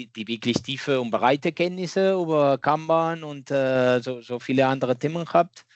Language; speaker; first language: German; non-native, fluent; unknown